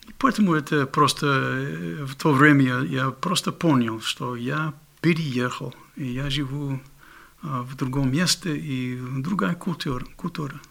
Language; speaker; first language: Russian; non-native, fluent; English